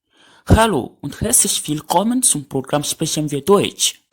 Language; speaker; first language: German; non-native, fluent; French